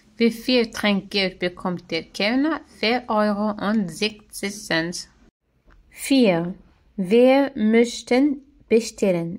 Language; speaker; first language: German; non-native, learner; Arabic